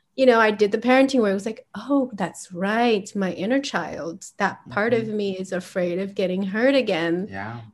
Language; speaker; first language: English; early bilingual, other home language; Chinese